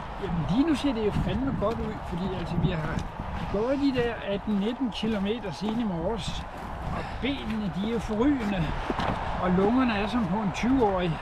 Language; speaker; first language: Danish; native; Danish